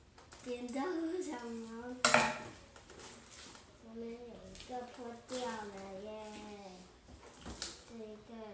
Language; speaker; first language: Chinese; early bilingual, heritage; Chinese